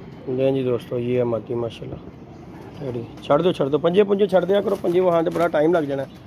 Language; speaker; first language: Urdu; non-native, local second language; Punjabi